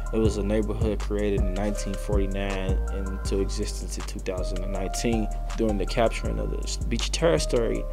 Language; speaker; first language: English; native; English